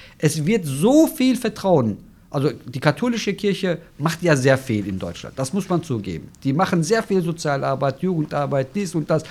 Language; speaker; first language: German; non-native, fluent; Turkish